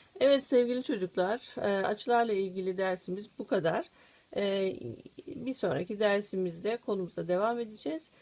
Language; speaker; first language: Turkish; native; Turkish